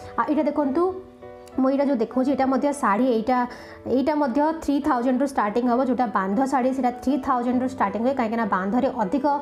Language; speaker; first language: Odia; native; Odia